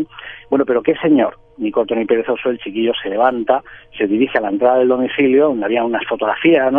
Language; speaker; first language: Spanish; native; Spanish